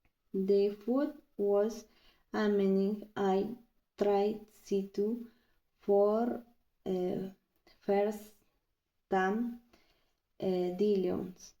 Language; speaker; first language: English; non-native, learner; Spanish